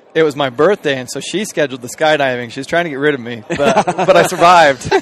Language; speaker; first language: English; native; English